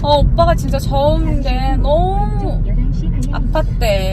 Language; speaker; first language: Korean; non-native, fluent; Mongolian